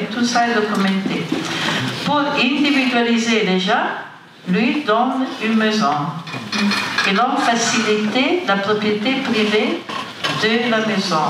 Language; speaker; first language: French; non-native, fluent; Italian